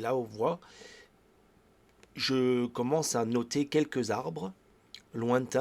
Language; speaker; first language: French; native; French